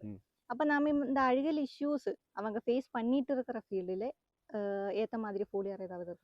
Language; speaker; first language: Tamil; non-native, local second language; Malayalam